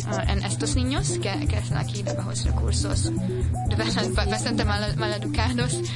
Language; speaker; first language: Spanish; non-native, fluent; Hungarian